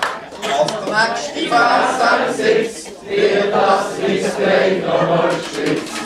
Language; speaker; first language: German; native; German